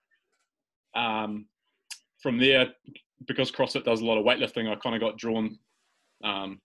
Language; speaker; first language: English; native; English